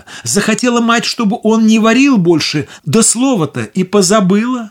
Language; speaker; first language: Russian; native; Russian